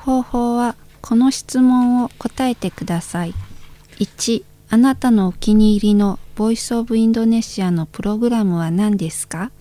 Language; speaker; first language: Japanese; non-native, learner; Indonesian